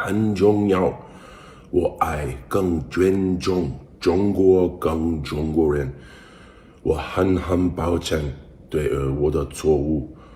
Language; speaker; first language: Chinese; non-native, learner; English